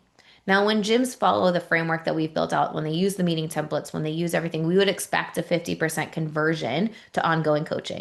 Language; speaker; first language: English; native; English